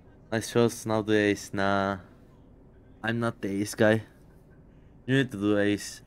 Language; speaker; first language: English; non-native, fluent; Turkish